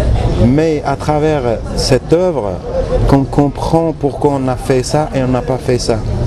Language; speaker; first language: French; non-native, local second language; Arabic